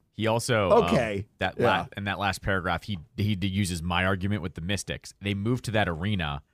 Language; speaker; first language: English; native; English